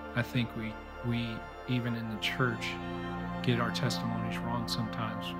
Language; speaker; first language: English; native; English